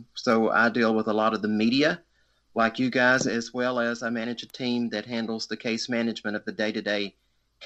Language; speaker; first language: English; native; English